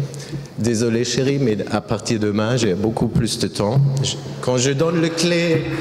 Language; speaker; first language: French; non-native, learner; German